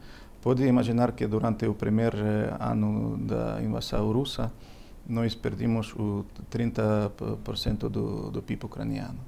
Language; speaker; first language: Portuguese; non-native, fluent; Ukrainian